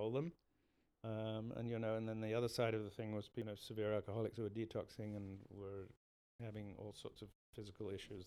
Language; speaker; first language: English; native; English